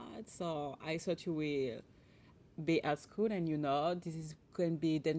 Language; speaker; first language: English; non-native, fluent; French